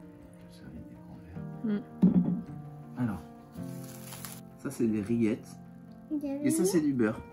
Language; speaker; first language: French; native; French